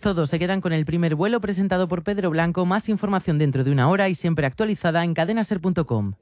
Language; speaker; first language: Spanish; native; Spanish